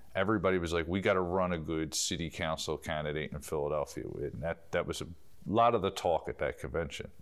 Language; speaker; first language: English; native; English